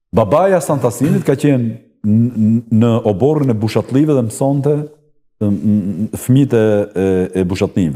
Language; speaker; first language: Albanian; native; Albanian